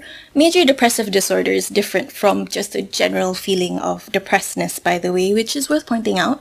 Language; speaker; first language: English; non-native, local second language; Malay